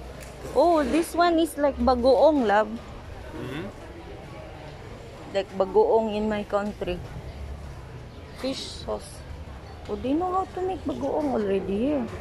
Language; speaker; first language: English; non-native, local second language; Filipino